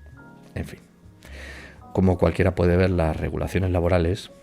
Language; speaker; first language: Spanish; native; Spanish